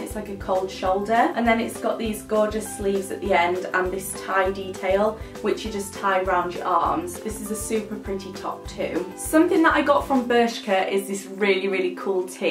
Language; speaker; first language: English; native; English